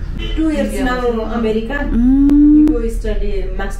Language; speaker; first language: English; non-native, learner; Nepali